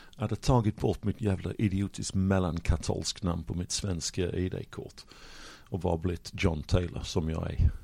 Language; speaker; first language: Swedish; non-native, fluent; English